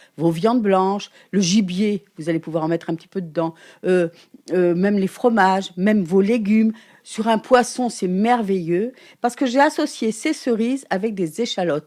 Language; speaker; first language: French; native; French